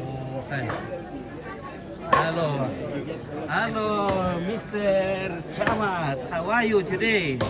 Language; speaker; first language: English; non-native, learner; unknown